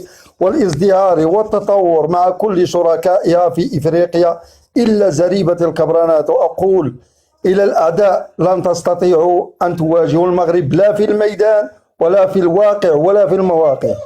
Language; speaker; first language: Arabic; native; Arabic